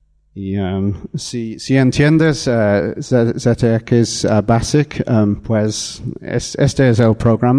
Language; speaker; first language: Spanish; non-native, fluent; English